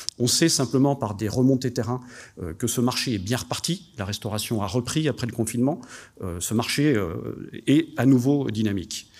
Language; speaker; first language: French; native; French